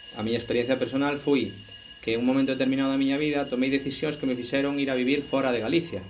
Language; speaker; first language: Galician; native; Galician